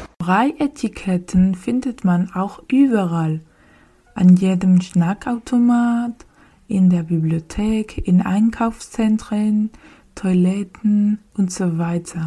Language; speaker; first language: German; non-native, learner; Spanish